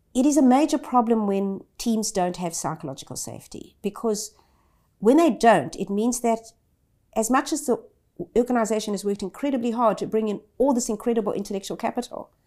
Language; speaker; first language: English; native; English